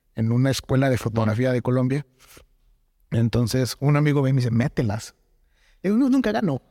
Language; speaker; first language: Spanish; native; Spanish